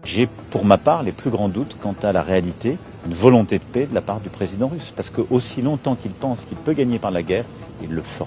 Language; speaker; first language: French; native; French